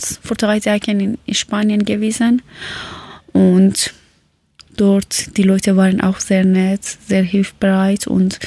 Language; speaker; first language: German; non-native, learner; Persian